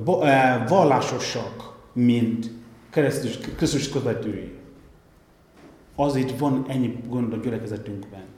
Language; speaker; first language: Hungarian; non-native, fluent; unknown